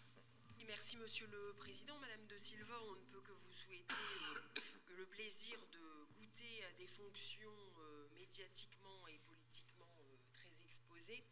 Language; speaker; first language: French; native; French